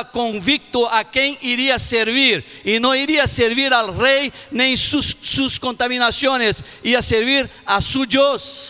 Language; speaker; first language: Spanish; non-native, learner; Portuguese